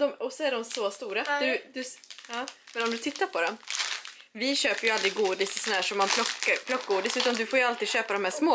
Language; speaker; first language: Swedish; native; Swedish